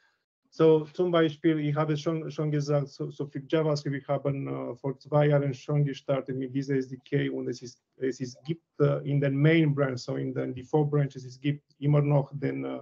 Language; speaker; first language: German; non-native, learner; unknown